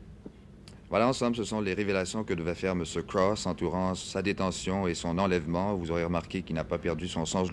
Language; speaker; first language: French; native; French